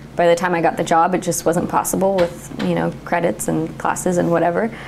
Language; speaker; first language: English; native; English